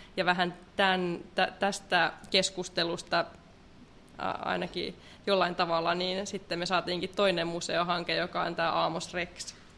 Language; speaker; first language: Finnish; native; Finnish